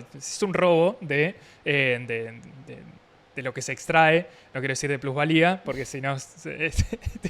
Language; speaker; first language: Spanish; native; Spanish